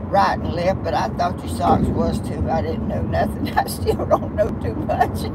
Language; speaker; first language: English; native; English